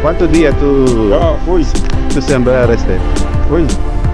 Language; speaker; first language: Spanish; non-native, learner; Filipino